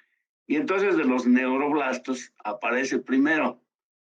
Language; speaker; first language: Spanish; native; Spanish